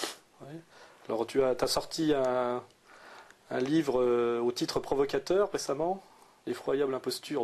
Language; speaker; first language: French; native; French